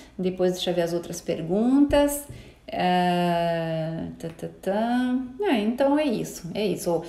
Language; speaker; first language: Portuguese; non-native, fluent; French